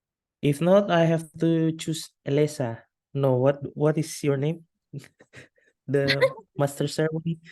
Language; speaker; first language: English; non-native, fluent; Indonesian